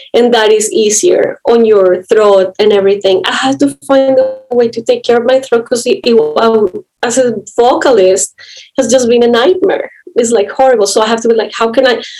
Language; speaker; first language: English; non-native, fluent; Spanish